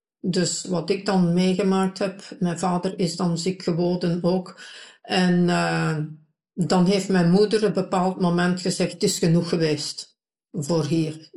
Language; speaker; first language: Dutch; native; Dutch